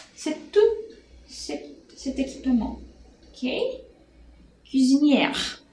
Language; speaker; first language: French; non-native, fluent; Portuguese